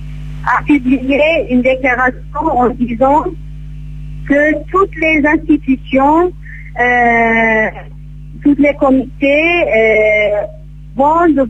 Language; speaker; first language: French; non-native, fluent; Kurdish